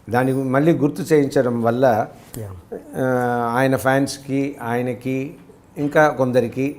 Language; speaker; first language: Telugu; early bilingual, heritage; Telugu